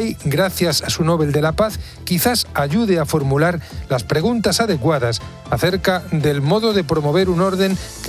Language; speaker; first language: Spanish; native; Spanish